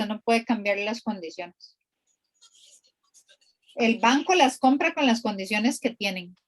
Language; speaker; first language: Spanish; native; Spanish